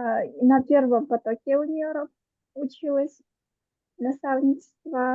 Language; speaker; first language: Russian; native; Russian